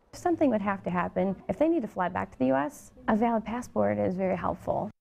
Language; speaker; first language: English; native; English